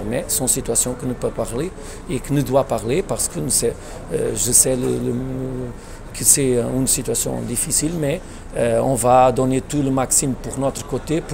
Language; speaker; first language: French; non-native, learner; Portuguese